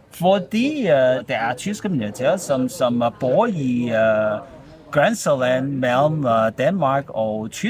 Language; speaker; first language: Danish; non-native, learner; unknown